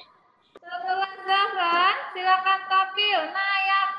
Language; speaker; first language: Indonesian; native; Indonesian